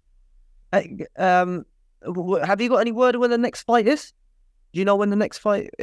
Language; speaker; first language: English; native; English